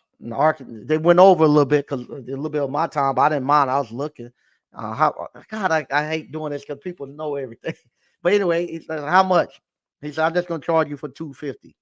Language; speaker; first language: English; native; English